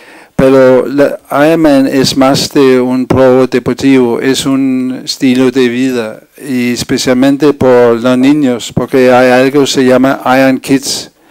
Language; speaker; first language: Spanish; non-native, fluent; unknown